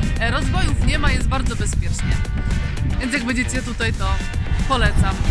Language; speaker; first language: Polish; native; Polish